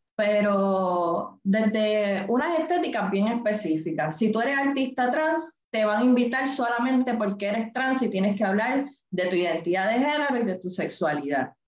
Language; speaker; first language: Spanish; native; Spanish